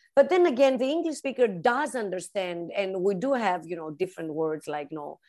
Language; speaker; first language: English; non-native, fluent; Greek